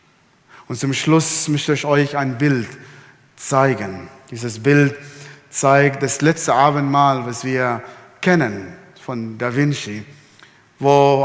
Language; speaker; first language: German; non-native, fluent; Arabic